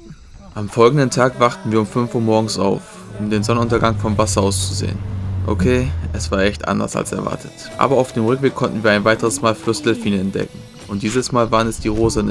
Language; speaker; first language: German; native; German